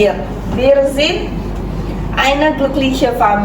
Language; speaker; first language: German; non-native, fluent; Indonesian